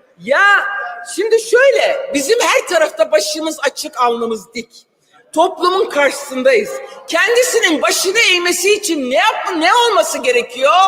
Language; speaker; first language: Turkish; non-native, local second language; Kurdish